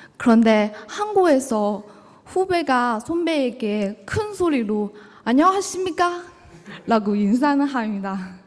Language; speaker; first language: Korean; non-native, learner; Chinese